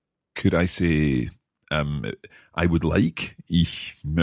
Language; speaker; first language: German; non-native, learner; English